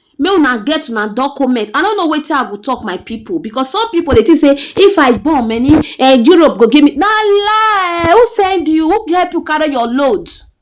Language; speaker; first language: Nigerian Pidgin; native; Nigerian Pidgin